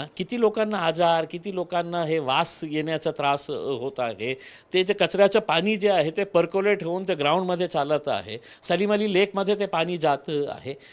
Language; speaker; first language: Marathi; non-native, local second language; Urdu